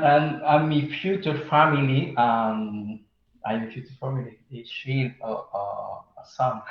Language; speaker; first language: English; non-native, learner; Spanish